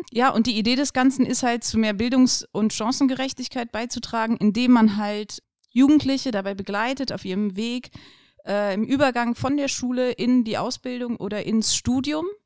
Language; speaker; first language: German; native; German